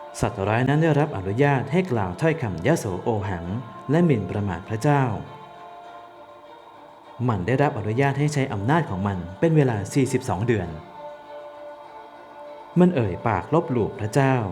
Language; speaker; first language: Thai; native; Thai